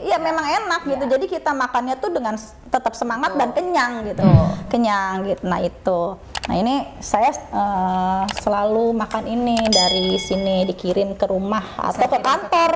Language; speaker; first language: Indonesian; native; Indonesian